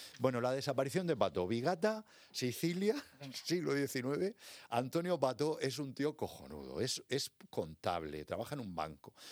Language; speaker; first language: Spanish; native; Spanish